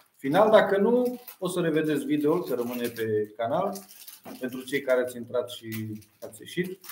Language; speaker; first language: Romanian; native; Romanian